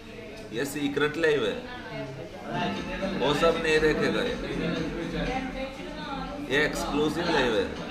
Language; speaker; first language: Hindi; non-native, local second language; Malayalam